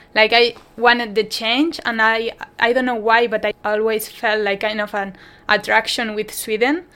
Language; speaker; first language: English; non-native, fluent; Spanish